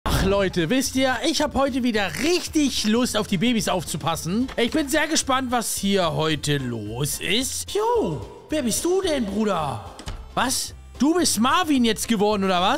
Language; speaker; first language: German; native; German